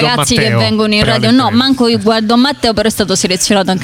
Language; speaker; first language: Italian; native; Italian